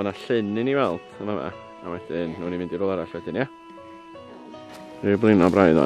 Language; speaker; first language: Welsh; native; Welsh